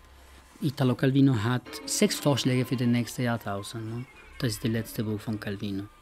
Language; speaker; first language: German; non-native, fluent; Spanish